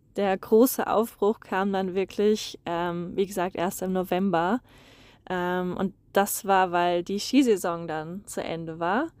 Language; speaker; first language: German; native; German